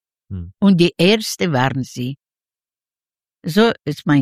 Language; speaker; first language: German; non-native, learner; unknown